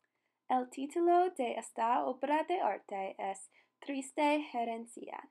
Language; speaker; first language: Spanish; non-native, learner; English